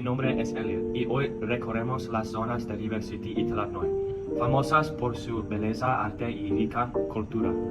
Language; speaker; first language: Spanish; non-native, learner; Thai